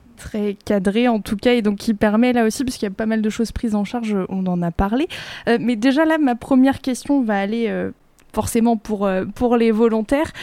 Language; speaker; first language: French; native; French